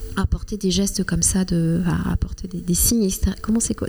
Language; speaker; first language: French; non-native, local second language; Kinyarwanda